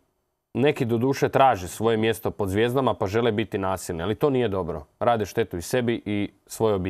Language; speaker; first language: Serbian; native; Serbian